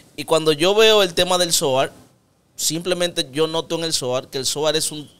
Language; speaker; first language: Spanish; native; Spanish